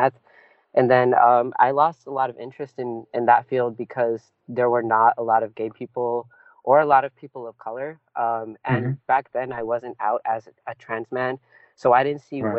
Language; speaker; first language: English; early bilingual, other home language; Punjabi